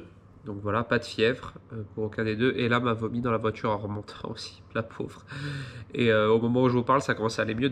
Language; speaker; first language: French; native; French